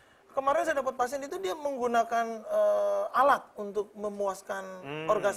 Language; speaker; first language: Indonesian; native; Indonesian